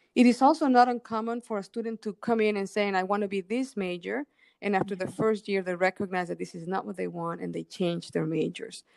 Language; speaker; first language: English; non-native, fluent; Spanish